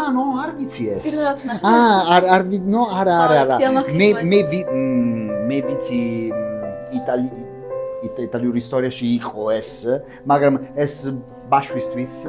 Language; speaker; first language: Georgian; non-native, learner; Italian